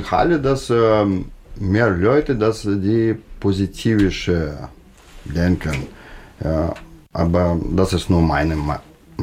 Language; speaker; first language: German; non-native, learner; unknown